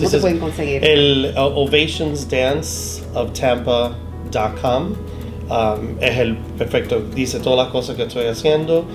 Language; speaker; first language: Spanish; early bilingual, heritage; Spanish